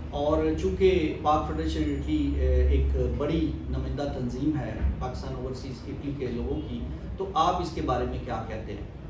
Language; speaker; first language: Urdu; non-native, local second language; Punjabi